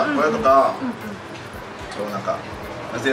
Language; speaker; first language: Japanese; non-native, fluent; Indonesian